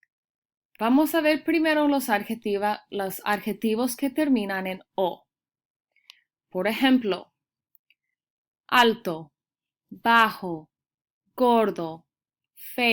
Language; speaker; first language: Spanish; early bilingual, heritage; Spanish